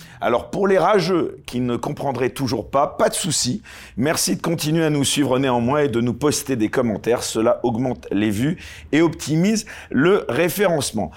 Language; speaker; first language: French; native; French